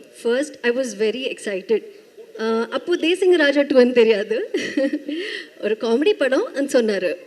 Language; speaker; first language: Tamil; non-native, fluent; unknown